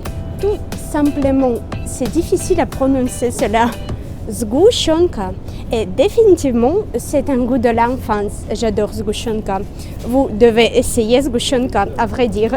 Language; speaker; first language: French; non-native, fluent; Russian